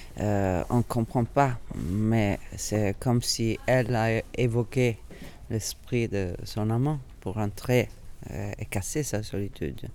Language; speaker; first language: French; non-native, fluent; Italian